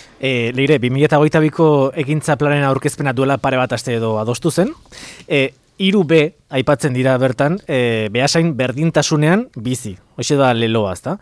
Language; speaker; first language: Basque; native; Basque